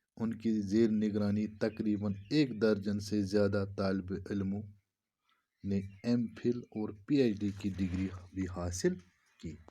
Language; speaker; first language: Urdu; non-native, local second language; Kashmiri